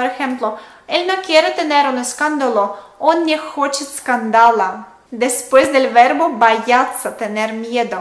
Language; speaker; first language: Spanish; non-native, fluent; Russian